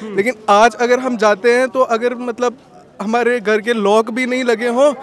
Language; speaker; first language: Hindi; native; Hindi